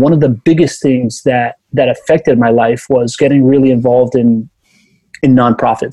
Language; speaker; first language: English; early bilingual, other home language; Spanish